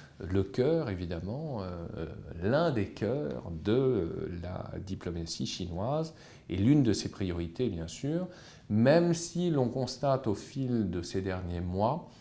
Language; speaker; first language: French; native; French